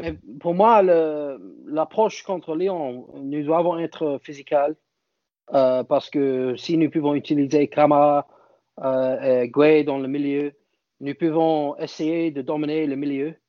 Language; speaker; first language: French; non-native, fluent; English